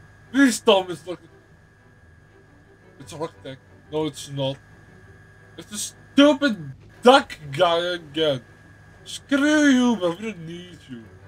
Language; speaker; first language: English; non-native, fluent; Dutch